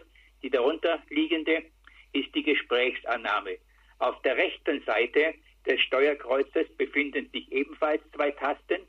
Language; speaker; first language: German; native; German